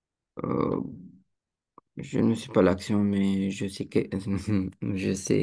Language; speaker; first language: French; non-native, learner; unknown